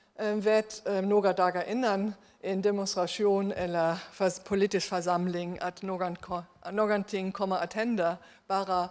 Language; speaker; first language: Swedish; non-native, fluent; German